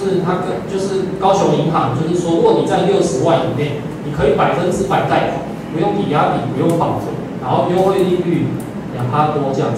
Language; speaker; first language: Chinese; native; Chinese